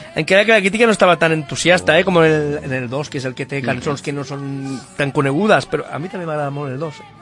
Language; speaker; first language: Catalan; non-native, local second language; Spanish